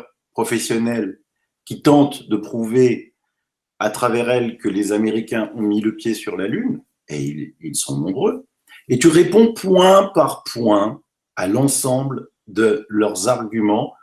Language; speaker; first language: French; native; French